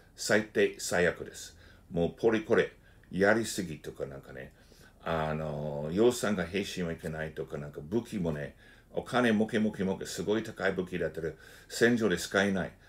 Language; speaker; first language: Japanese; non-native, fluent; English